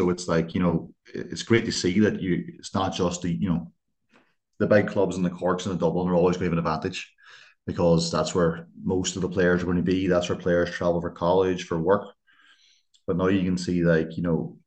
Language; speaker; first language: English; native; English